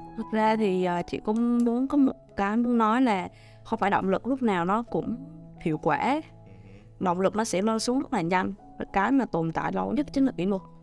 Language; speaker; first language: Vietnamese; native; Vietnamese